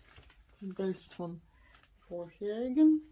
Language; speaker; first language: German; non-native, learner; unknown